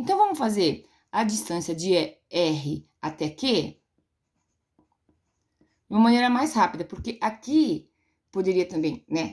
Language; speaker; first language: Portuguese; native; Portuguese